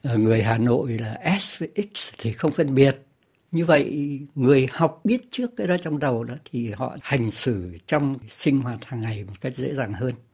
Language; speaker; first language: Vietnamese; native; Vietnamese